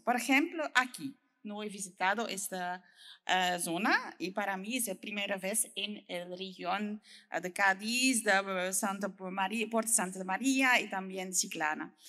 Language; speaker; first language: Spanish; non-native, learner; French